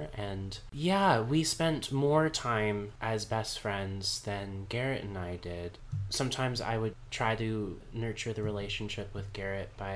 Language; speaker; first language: English; native; English